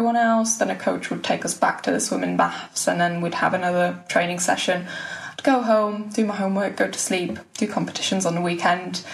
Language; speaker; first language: English; early bilingual, other home language; Polish